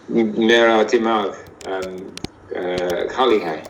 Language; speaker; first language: Hindi; non-native, learner; English